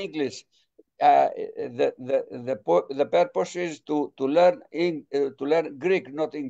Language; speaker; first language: English; non-native, fluent; Greek